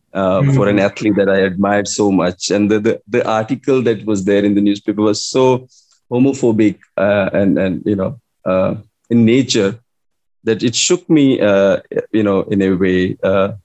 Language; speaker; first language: English; non-native, local second language; Hindi